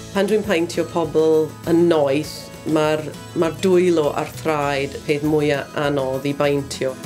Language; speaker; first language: Welsh; non-native, learner; English